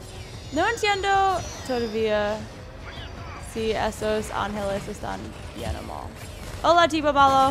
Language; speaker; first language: Spanish; non-native, learner; English